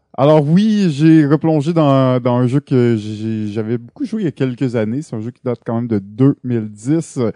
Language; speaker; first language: French; native; French